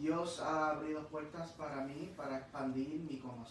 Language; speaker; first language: Spanish; early bilingual, heritage; English